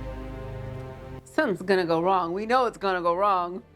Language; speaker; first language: English; native; English